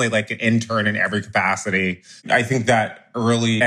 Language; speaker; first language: English; native; English